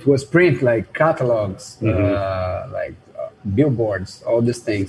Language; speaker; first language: English; non-native, fluent; Portuguese